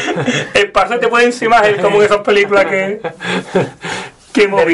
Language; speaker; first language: Spanish; native; Spanish